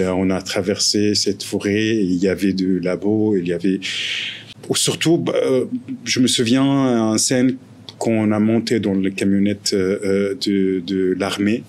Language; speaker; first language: French; non-native, fluent; Arabic